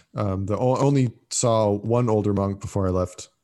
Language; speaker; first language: English; early bilingual, other home language; Italian